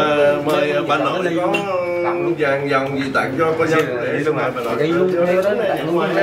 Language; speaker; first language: Vietnamese; native; Vietnamese